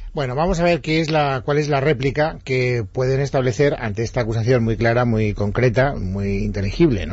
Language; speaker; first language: Spanish; native; Spanish